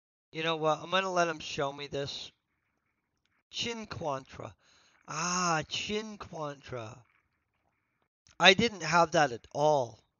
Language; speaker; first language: English; native; English